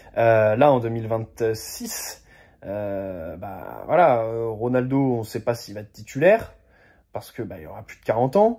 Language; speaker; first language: French; native; French